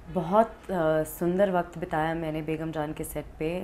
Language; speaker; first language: Hindi; early bilingual, heritage; Hindi